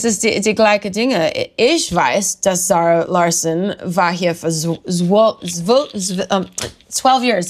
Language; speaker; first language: German; non-native, learner; English